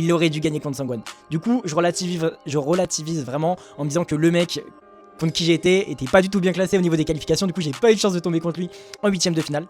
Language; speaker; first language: French; native; French